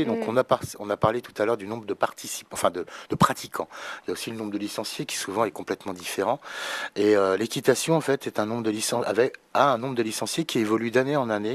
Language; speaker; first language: French; native; French